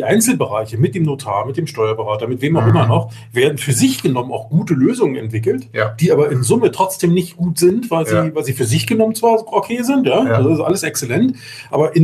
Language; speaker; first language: German; native; German